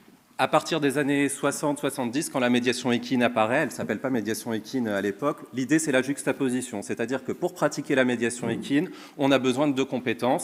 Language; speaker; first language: French; native; French